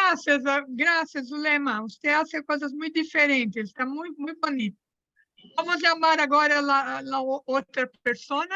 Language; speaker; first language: Spanish; non-native, fluent; Portuguese